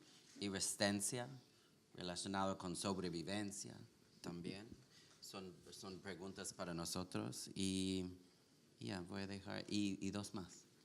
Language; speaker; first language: Spanish; non-native, learner; English